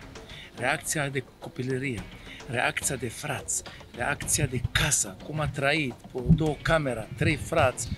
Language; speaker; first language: Romanian; non-native, learner; Arabic